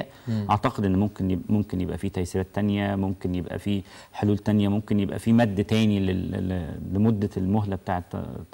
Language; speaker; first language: Arabic; native; Arabic